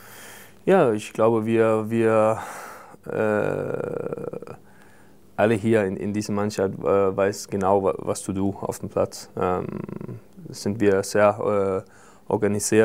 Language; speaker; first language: German; non-native, fluent; Danish